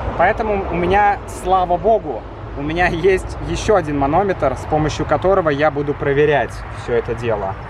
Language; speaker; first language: Russian; native; Russian